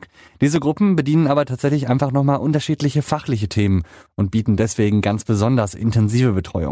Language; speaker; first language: German; native; German